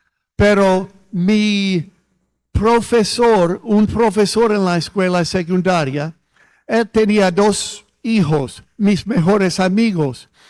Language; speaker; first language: Spanish; non-native, fluent; English